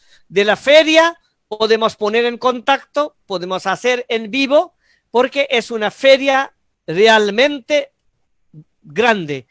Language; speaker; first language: Spanish; non-native, fluent; Bangla